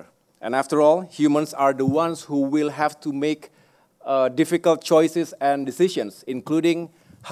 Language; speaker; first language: English; non-native, fluent; Indonesian